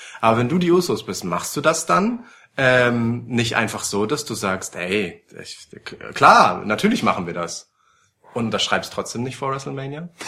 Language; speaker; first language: German; early bilingual, other home language; Polish